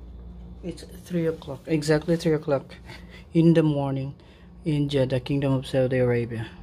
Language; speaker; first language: English; non-native, local second language; Filipino